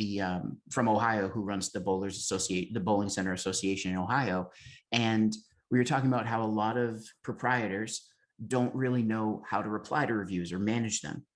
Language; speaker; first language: English; native; English